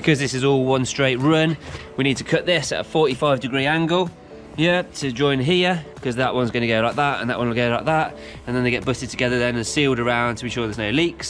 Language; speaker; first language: English; native; English